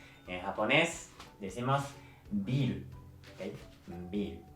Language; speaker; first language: Spanish; non-native, fluent; Japanese